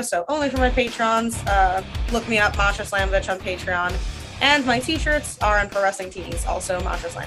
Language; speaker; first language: English; non-native, fluent; Russian